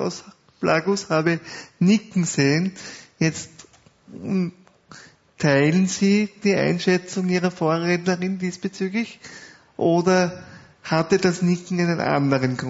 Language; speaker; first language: German; native; German